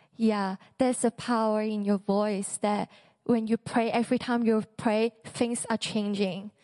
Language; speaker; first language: English; non-native, local second language; Cantonese